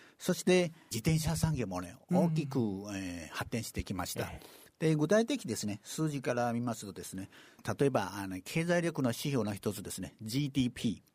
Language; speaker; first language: Japanese; non-native, fluent; Chinese